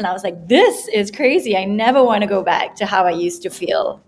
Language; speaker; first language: English; non-native, local second language; Malay